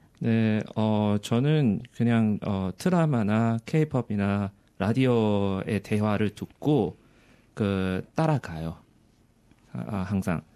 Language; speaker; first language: Korean; non-native, learner; Chinese